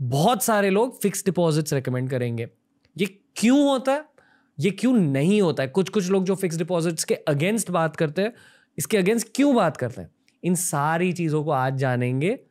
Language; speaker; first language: Hindi; native; Hindi